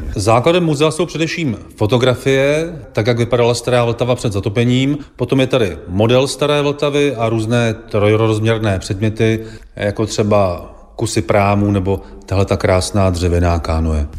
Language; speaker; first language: Czech; native; Czech